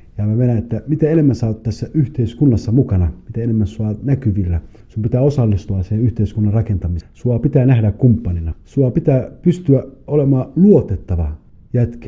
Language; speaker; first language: Finnish; early bilingual, other home language; Somali